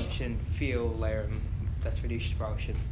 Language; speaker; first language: German; non-native, learner; English